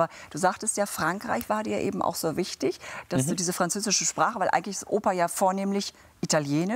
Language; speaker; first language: German; native; German